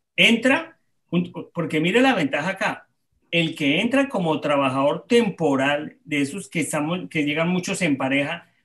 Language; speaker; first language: Spanish; native; Spanish